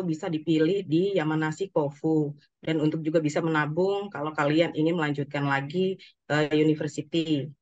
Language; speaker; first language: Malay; non-native, fluent; Japanese